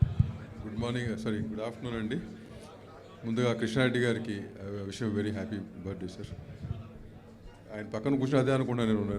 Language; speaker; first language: Telugu; native; Telugu